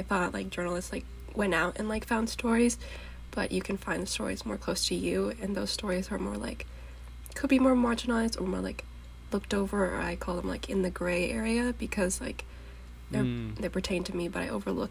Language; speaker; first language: English; native; English